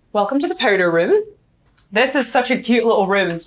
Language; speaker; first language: English; native; English